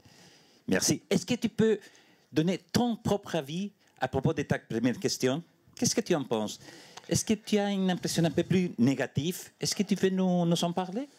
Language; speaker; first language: French; non-native, learner; Spanish